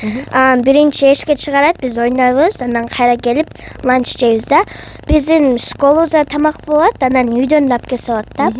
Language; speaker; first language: Kyrgyz; early bilingual, heritage; Kyrgyz